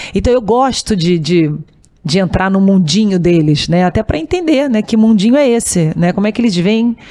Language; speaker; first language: Portuguese; native; Portuguese